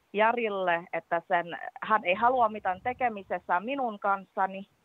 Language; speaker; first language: Finnish; non-native, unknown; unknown